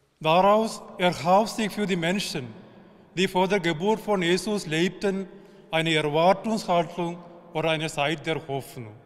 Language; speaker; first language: German; non-native, fluent; Malayalam